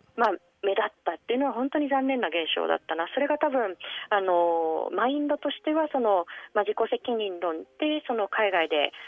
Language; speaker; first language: Japanese; native; Japanese